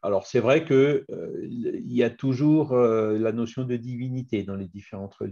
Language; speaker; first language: French; native; French